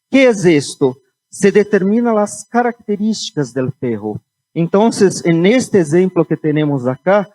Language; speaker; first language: Spanish; non-native, fluent; Portuguese